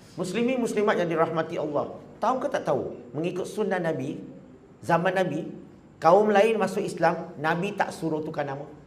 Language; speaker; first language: Malay; non-native, local second language; Chinese